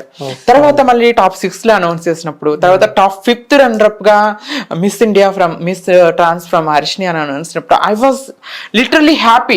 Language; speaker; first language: Telugu; native; Telugu